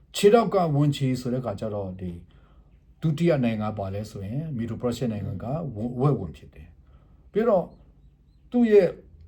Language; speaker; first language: Burmese; non-native, local second language; Hakha Chin